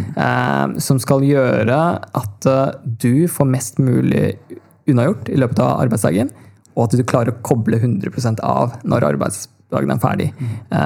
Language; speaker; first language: Norwegian; early bilingual, other home language; Tamil